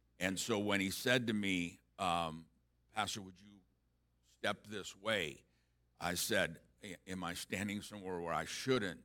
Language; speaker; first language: English; native; English